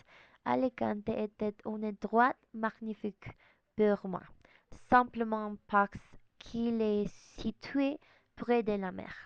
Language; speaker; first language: French; non-native, learner; Spanish